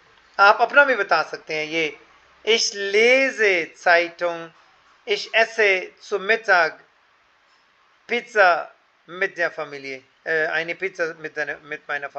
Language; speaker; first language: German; non-native, fluent; Hindi